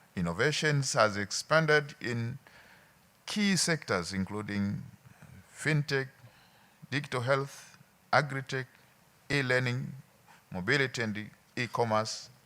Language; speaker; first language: English; non-native, local second language; Swahili